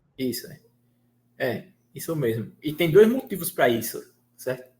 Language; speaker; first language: Portuguese; native; Portuguese